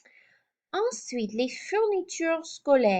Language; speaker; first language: French; non-native, fluent; English